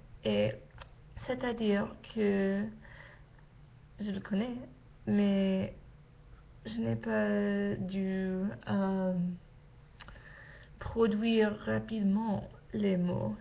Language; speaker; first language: French; non-native, learner; English